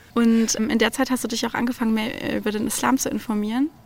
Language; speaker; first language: German; native; German